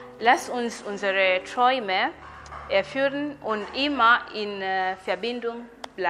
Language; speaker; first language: German; non-native, fluent; Swahili